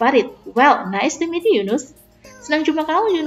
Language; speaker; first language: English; non-native, fluent; Indonesian